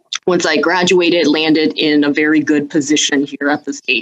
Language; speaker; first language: English; early bilingual, other home language; Cantonese